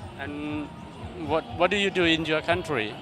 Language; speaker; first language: English; non-native, learner; Hmong